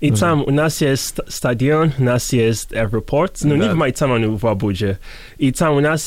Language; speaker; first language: Russian; non-native, learner; English